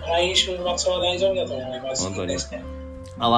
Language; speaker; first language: Japanese; non-native, learner; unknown